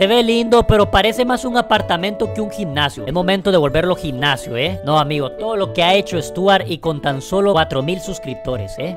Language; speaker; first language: Spanish; native; Spanish